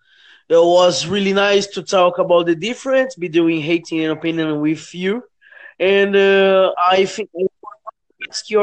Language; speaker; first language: English; non-native, learner; Portuguese